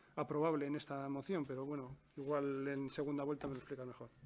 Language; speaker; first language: Spanish; native; Spanish